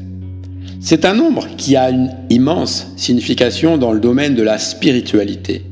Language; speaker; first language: French; native; French